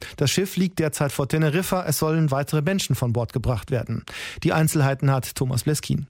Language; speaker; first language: German; native; German